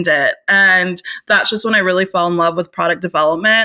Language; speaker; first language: English; native; English